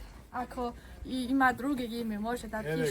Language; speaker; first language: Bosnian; non-native, learner; Chinese